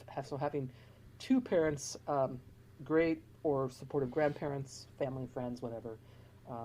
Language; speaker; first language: English; native; English